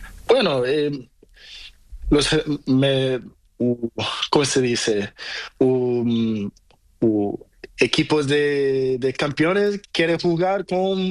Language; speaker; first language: Spanish; non-native, learner; Portuguese